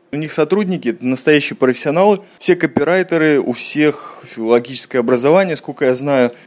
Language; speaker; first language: Russian; native; Russian